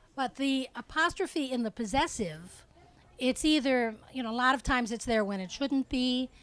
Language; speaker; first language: English; native; English